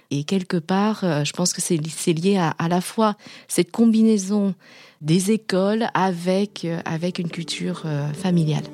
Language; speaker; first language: French; early bilingual, other home language; Vietnamese